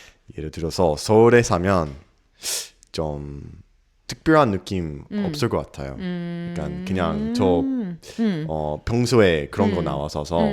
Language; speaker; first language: Korean; non-native, learner; English